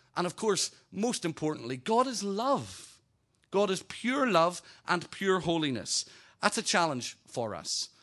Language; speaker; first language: English; native; English